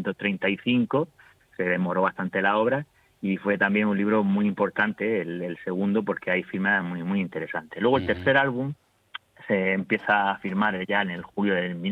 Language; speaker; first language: Spanish; native; Spanish